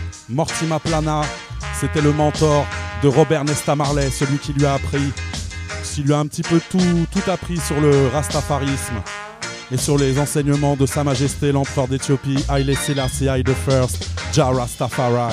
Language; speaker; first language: French; native; French